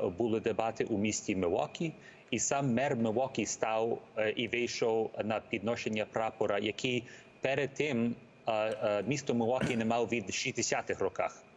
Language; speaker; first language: Ukrainian; early bilingual, heritage; Ukrainian